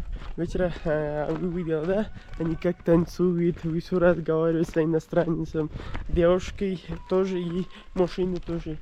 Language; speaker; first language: Russian; non-native, learner; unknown